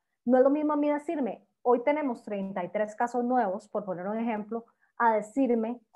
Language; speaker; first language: Spanish; native; Spanish